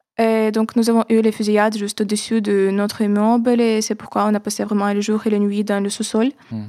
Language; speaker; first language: French; non-native, fluent; Ukrainian